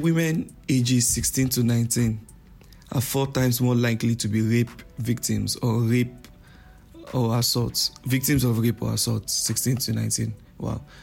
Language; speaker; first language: English; non-native, local second language; Yoruba